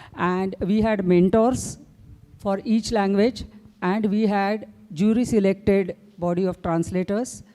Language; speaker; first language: English; non-native, local second language; Marathi